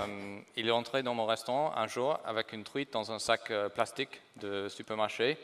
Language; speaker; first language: French; non-native, fluent; English